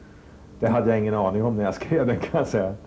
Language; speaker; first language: Swedish; native; Swedish